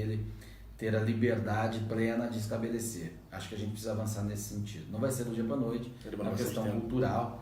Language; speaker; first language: Portuguese; native; Portuguese